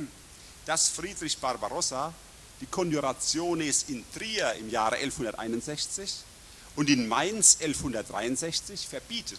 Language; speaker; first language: German; native; German